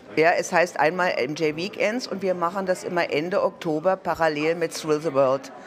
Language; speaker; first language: German; native; German